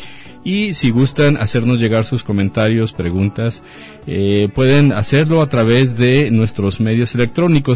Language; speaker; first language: Spanish; native; Spanish